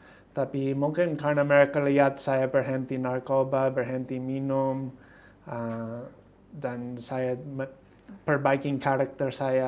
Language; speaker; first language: Indonesian; non-native, fluent; English